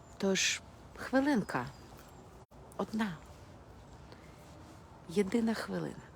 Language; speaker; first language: Ukrainian; non-native, local second language; Russian